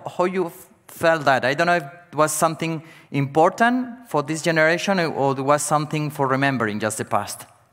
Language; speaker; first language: English; non-native, fluent; Catalan